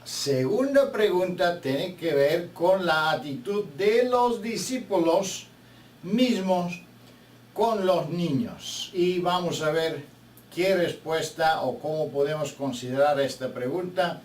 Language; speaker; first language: Spanish; non-native, fluent; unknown